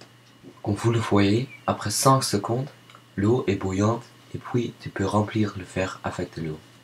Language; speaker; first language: French; non-native, learner; Dutch